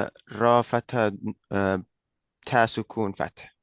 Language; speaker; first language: Arabic; non-native, learner; Estonian